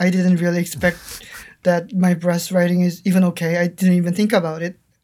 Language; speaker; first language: English; non-native, fluent; Korean